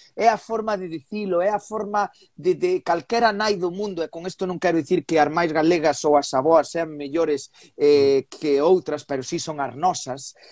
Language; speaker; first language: Galician; native; Galician